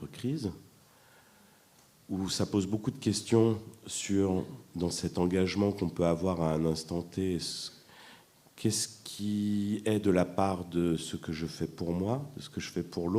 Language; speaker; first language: French; native; French